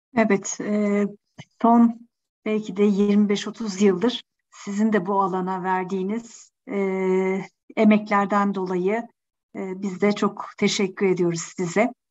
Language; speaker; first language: Turkish; native; Turkish